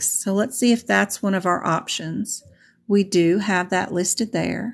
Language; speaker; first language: English; native; English